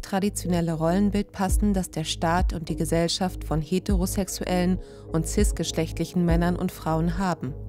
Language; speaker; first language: German; native; German